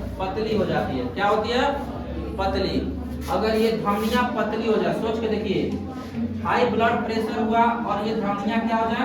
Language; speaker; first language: Hindi; native; Hindi